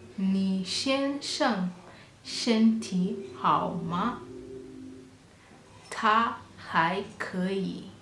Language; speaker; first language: Chinese; non-native, fluent; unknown